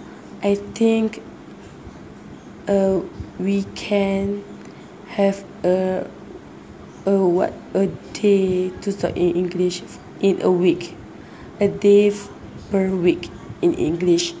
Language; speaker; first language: English; non-native, learner; Malay